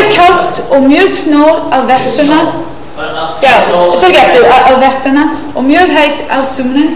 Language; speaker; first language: Icelandic; non-native, learner; English